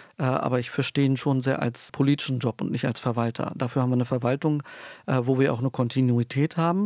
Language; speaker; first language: German; early bilingual, other home language; Turkish